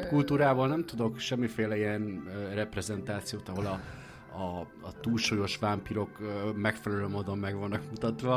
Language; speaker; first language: Hungarian; native; Hungarian